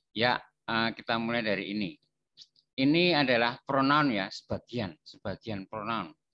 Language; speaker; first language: Indonesian; non-native, local second language; Javanese